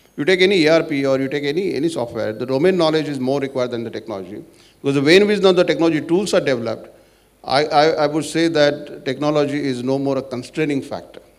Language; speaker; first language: English; non-native, local second language; Marathi